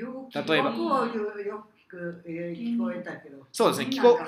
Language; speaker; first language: Japanese; non-native, learner; Spanish